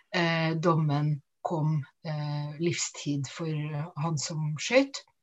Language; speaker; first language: Norwegian; native; Norwegian